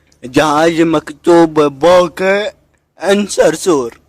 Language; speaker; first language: Arabic; native; Arabic